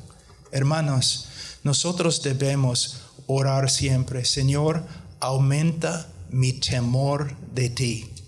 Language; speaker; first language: Spanish; non-native, fluent; English